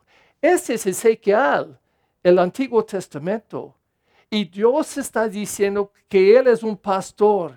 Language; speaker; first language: Spanish; non-native, fluent; English